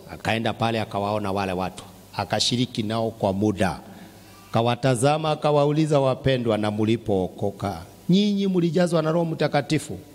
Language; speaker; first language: Swahili; non-native, local second language; Kikuyu